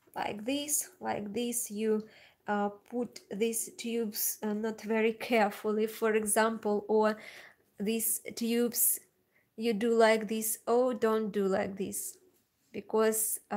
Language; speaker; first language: English; non-native, learner; Russian